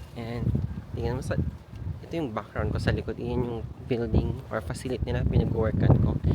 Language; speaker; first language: Filipino; non-native, local second language; Iloko